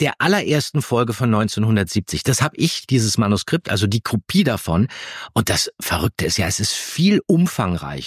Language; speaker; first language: German; native; German